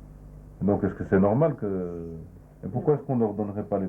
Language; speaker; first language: French; native; French